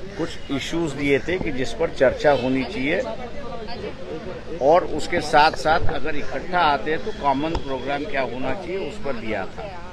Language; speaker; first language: Hindi; non-native, local second language; Marathi